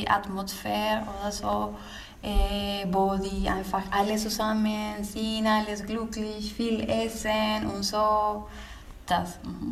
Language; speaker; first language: German; non-native, learner; Spanish